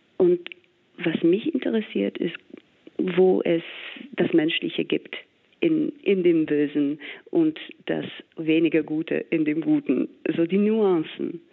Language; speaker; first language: German; non-native, fluent; English